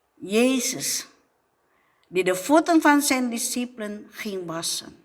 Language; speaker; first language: Dutch; non-native, fluent; Indonesian